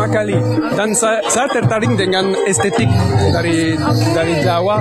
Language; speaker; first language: Indonesian; non-native, learner; French